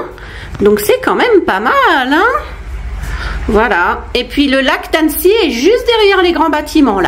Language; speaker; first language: French; native; French